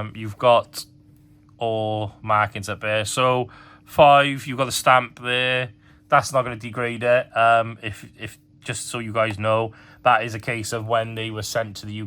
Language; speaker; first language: English; native; English